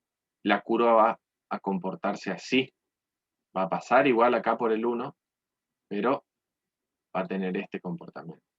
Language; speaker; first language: Spanish; native; Spanish